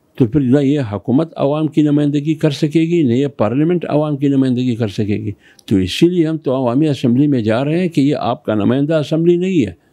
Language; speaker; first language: Urdu; non-native, local second language; Pashto